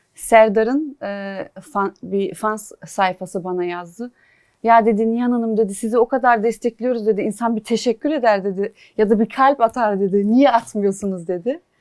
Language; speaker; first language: Turkish; early bilingual, heritage; Turkish